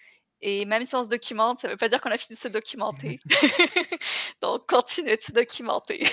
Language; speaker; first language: French; native; French